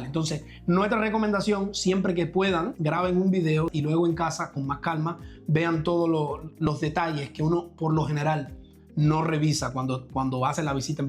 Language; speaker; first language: Spanish; native; Spanish